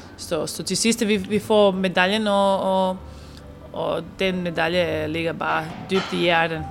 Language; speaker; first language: Danish; non-native, fluent; Serbian